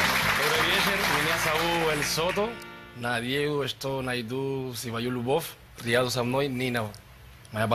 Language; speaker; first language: Russian; non-native, learner; Spanish